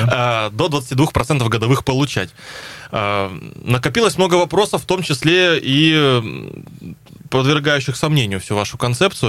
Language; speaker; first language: Russian; native; Russian